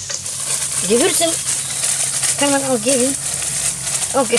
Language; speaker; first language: German; non-native, learner; Russian